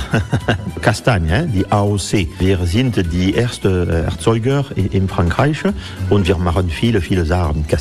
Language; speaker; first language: German; non-native, fluent; French